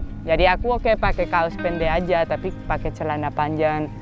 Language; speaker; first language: Indonesian; non-native, fluent; Basque